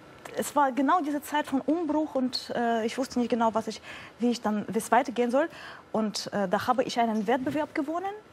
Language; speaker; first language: German; non-native, fluent; Russian